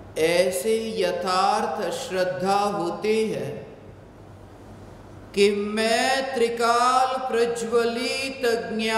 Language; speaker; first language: Hindi; non-native, local second language; Gujarati